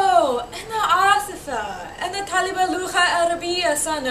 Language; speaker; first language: Arabic; non-native, learner; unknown